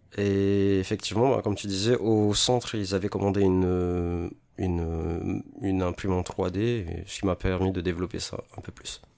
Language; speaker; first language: French; native; French